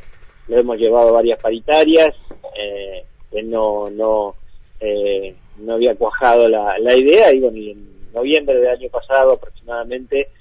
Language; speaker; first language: Spanish; native; Spanish